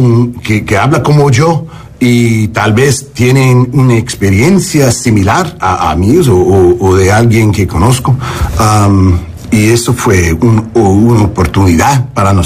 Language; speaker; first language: Spanish; non-native, learner; English